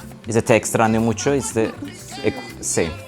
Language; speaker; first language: Spanish; non-native, learner; Turkish